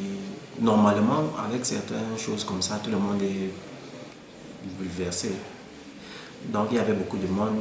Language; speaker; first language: French; non-native, local second language; English